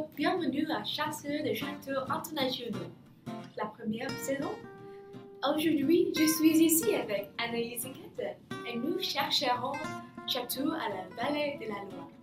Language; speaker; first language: French; non-native, learner; English